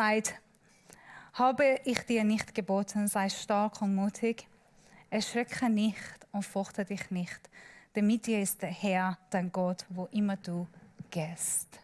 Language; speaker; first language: German; non-native, learner; Persian